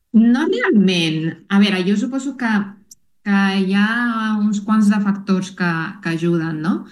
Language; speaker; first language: Catalan; non-native, fluent; Spanish